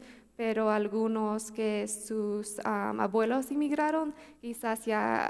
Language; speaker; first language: Spanish; early bilingual, heritage; Spanish